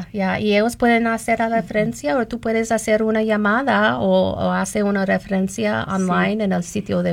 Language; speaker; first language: Spanish; non-native, learner; English